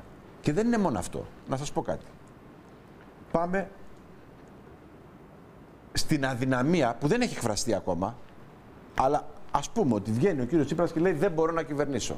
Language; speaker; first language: Greek; native; Greek